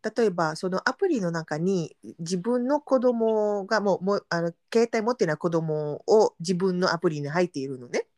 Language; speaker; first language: Japanese; non-native, fluent; Malay